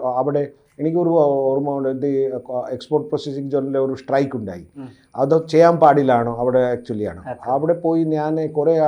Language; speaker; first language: Malayalam; non-native, local second language; Odia